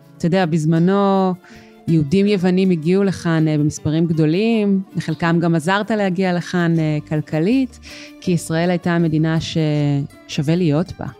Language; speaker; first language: Hebrew; native; Hebrew